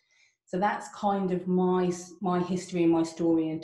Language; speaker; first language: English; native; English